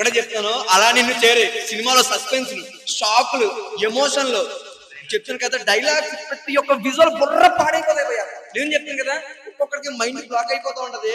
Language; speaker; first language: Telugu; native; Telugu